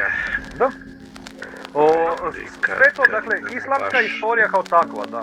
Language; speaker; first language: Croatian; native; Croatian